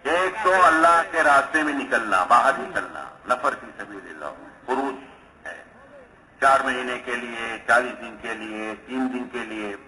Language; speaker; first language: Urdu; native; Urdu